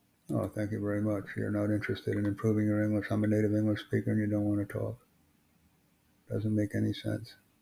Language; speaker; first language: English; native; English